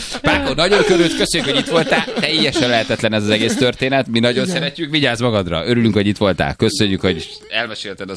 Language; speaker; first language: Hungarian; native; Hungarian